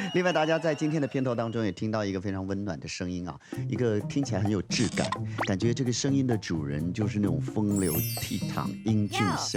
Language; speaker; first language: Chinese; native; Chinese